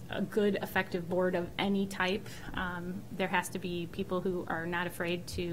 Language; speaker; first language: English; native; English